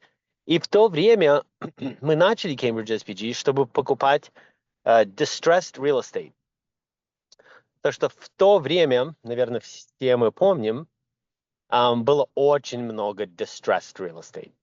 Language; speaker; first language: Russian; early bilingual, other home language; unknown